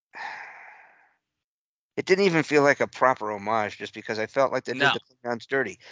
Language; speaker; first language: English; native; English